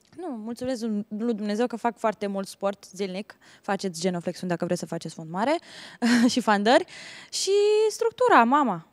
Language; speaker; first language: Romanian; native; Romanian